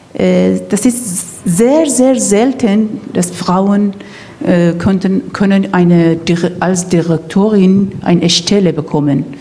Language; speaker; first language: German; non-native, learner; Persian